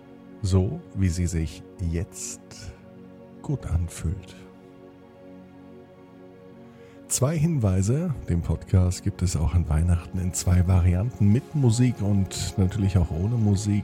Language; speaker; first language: German; native; German